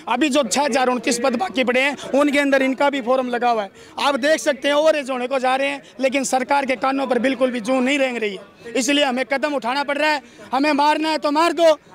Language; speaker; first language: Hindi; native; Hindi